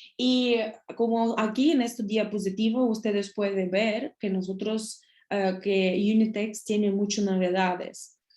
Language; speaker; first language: Spanish; non-native, learner; Russian